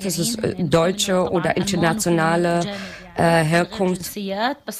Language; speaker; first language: German; non-native, learner; Arabic